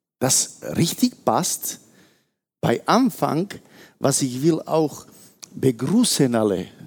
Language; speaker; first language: German; non-native, fluent; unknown